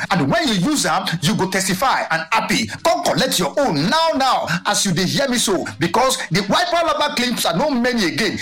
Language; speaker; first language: Nigerian Pidgin; non-native, local second language; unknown